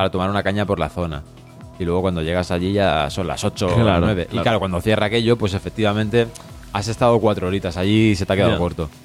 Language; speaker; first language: Spanish; native; Spanish